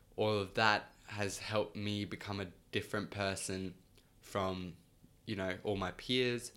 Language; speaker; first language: English; early bilingual, other home language; Spanish